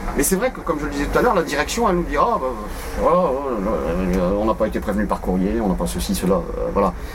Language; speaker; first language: French; native; French